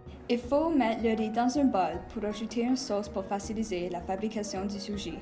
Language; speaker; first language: French; non-native, fluent; English